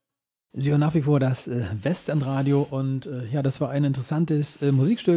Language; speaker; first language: German; native; German